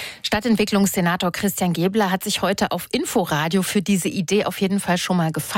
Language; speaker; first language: German; native; German